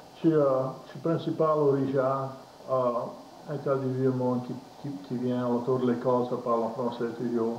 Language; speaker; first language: French; native; French